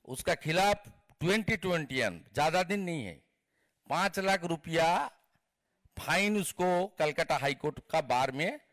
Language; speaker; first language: Hindi; non-native, local second language; Bangla